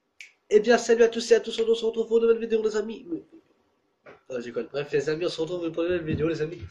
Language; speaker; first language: French; native; French